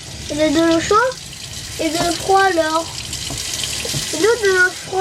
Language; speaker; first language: French; native; French